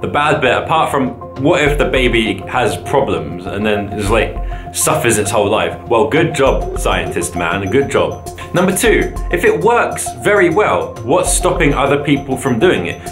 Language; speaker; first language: English; native; English